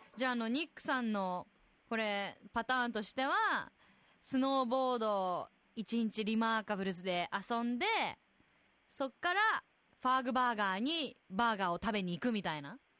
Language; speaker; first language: Japanese; native; Japanese